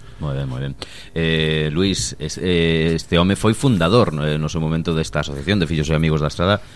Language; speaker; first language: Galician; native; Galician